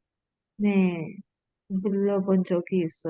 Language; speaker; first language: Korean; non-native, learner; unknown